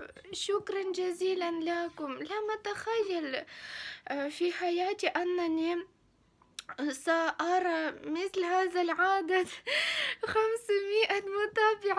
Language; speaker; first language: Arabic; non-native, fluent; Ukrainian